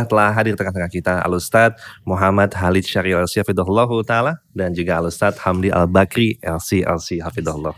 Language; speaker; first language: Indonesian; native; Indonesian